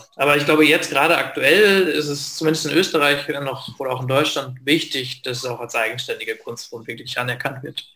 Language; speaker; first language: German; native; German